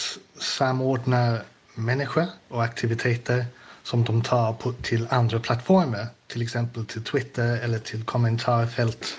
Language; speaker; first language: Swedish; non-native, fluent; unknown